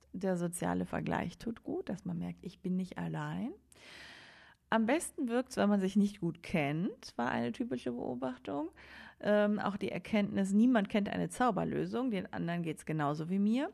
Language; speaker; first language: German; native; German